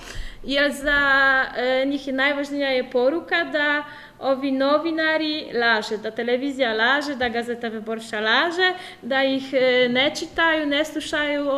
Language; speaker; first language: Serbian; non-native, fluent; Polish